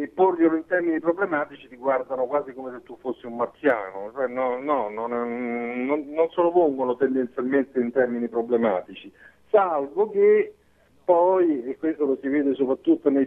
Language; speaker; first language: Italian; native; Italian